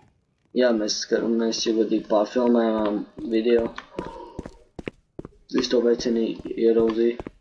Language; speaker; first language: Latvian; native; Latvian